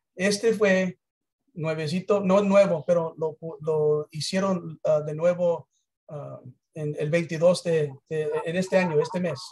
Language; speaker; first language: Spanish; early bilingual, heritage; English